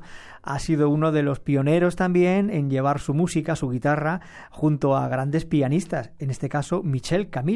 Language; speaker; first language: Spanish; native; Spanish